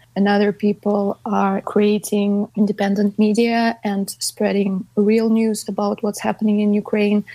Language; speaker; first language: English; non-native, fluent; Russian